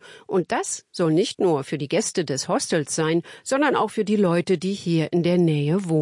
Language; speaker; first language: German; native; German